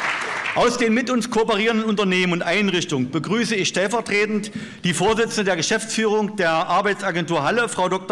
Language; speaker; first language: German; native; German